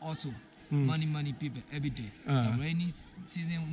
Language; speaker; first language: English; non-native, learner; Burmese